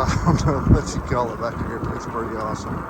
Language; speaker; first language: English; native; English